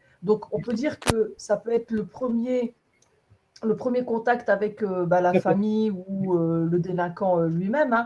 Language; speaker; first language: French; native; French